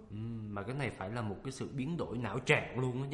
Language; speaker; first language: Vietnamese; native; Vietnamese